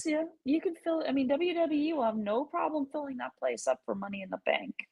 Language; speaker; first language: English; native; English